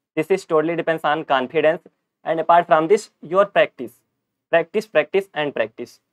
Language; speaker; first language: English; non-native, local second language; Hindi